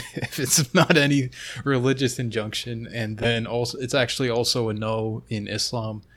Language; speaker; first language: English; native; English